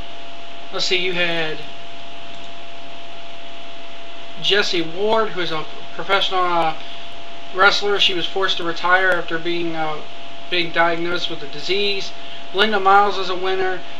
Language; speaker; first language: English; native; English